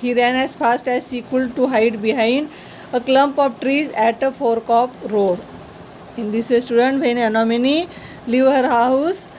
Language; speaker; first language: English; non-native, local second language; Marathi